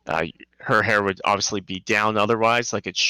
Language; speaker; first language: English; native; English